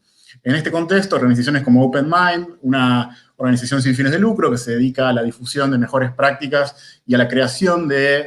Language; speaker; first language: Spanish; native; Spanish